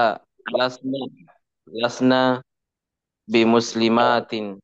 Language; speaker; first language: Arabic; non-native, learner; Indonesian